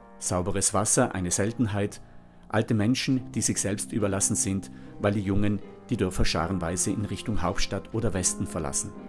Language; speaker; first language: German; native; German